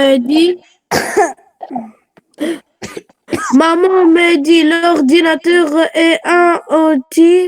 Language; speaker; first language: French; non-native, local second language; Arabic